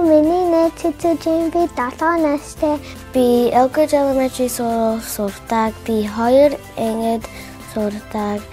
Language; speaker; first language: Mongolian; early bilingual, heritage; Mongolian